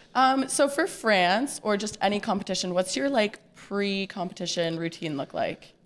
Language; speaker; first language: English; native; English